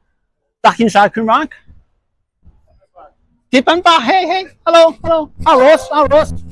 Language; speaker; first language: Welsh; non-native, learner; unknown